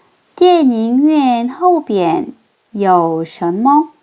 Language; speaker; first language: Chinese; non-native, fluent; Korean